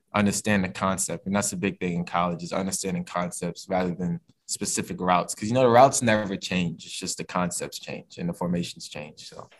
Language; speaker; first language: English; native; English